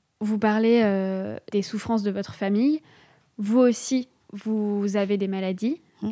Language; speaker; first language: French; native; French